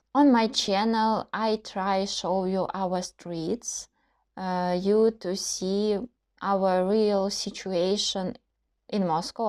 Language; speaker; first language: English; non-native, learner; Russian